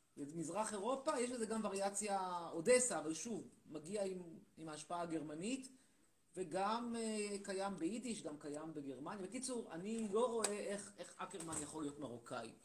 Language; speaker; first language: Hebrew; native; Hebrew